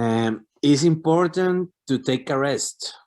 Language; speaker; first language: English; non-native, learner; Spanish